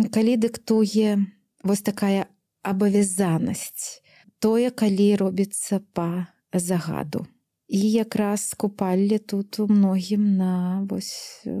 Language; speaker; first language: Belarusian; native; Belarusian